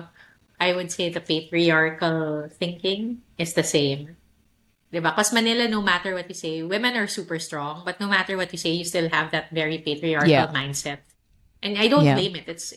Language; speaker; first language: English; non-native, local second language; Filipino